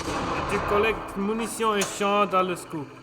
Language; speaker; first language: French; non-native, local second language; German